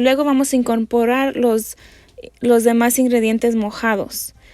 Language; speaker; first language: Spanish; native; Spanish